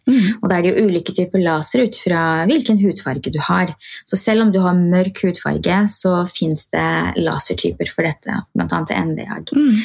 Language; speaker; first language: Norwegian; early bilingual, other home language; Arabic